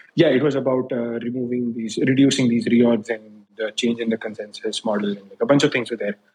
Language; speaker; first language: English; non-native, local second language; Hindi